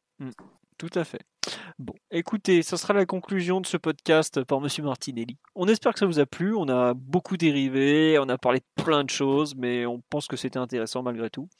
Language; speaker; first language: French; native; French